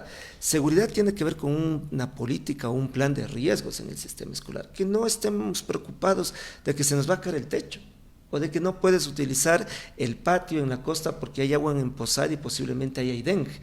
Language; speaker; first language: Spanish; native; Spanish